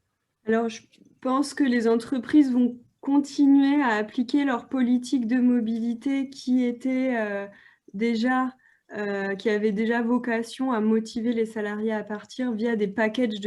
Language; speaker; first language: French; native; French